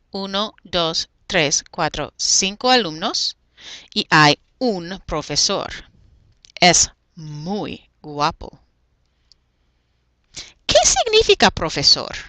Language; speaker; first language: Spanish; non-native, fluent; English